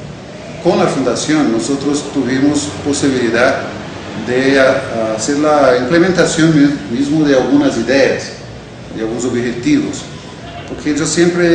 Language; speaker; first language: Spanish; non-native, fluent; Portuguese